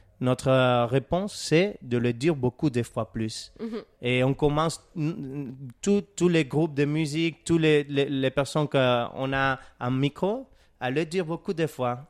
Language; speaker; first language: French; non-native, learner; Catalan